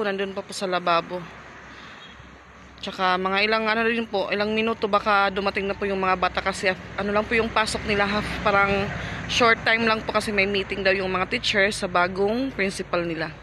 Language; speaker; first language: Filipino; native; Filipino